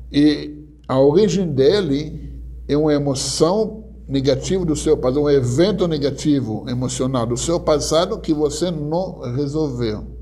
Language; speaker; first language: Portuguese; non-native, fluent; Hebrew